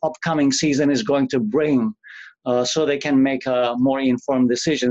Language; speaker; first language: English; non-native, fluent; Turkish